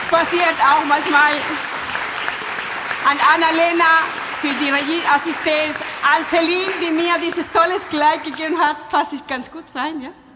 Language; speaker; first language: German; non-native, fluent; Spanish